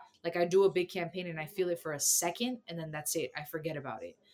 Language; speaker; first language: English; early bilingual, other home language; Spanish